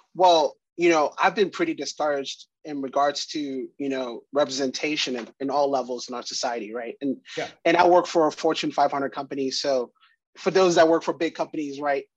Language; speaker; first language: English; early bilingual, other home language; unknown